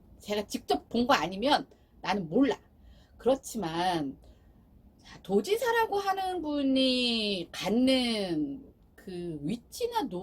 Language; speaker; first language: Korean; native; Korean